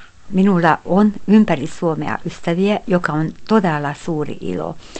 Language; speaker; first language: Finnish; non-native, fluent; Hungarian